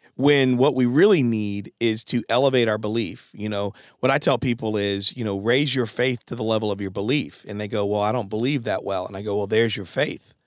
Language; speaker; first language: English; native; English